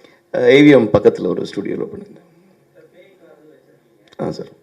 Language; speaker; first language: Tamil; native; Tamil